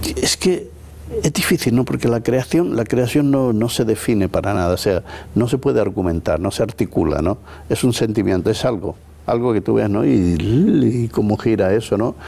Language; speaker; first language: Spanish; native; Spanish